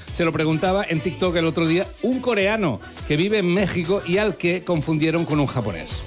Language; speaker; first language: Spanish; native; Spanish